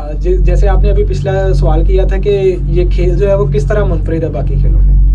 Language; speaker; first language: Urdu; non-native, local second language; Punjabi